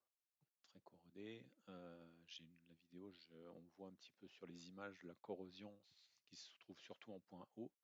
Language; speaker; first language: French; native; French